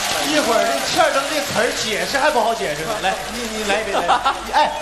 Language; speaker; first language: Chinese; native; Chinese